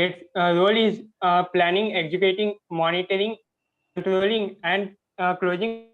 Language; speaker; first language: English; non-native, learner; Hindi